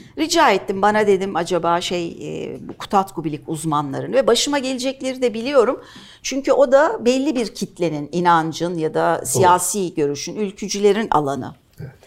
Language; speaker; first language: Turkish; native; Turkish